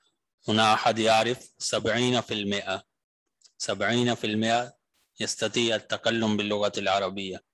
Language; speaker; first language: Arabic; non-native, fluent; Urdu